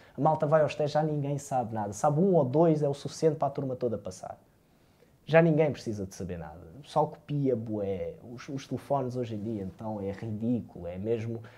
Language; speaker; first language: Portuguese; early bilingual, other home language; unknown